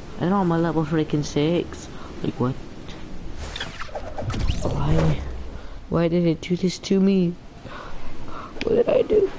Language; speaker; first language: English; native; English